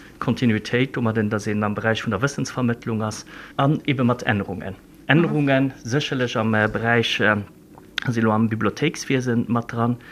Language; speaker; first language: Luxembourgish; native; Luxembourgish